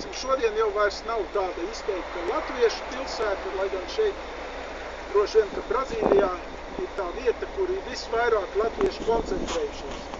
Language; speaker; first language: Latvian; early bilingual, heritage; Latvian